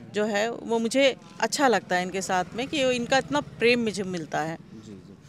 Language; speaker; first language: Hindi; native; Hindi